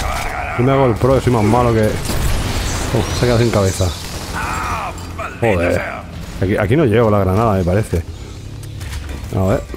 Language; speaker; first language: Spanish; native; Spanish